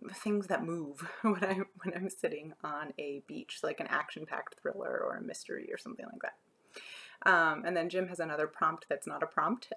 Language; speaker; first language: English; native; English